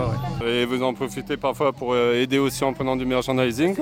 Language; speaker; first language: French; native; French